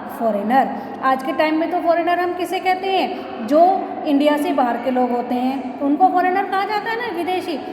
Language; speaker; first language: Hindi; native; Hindi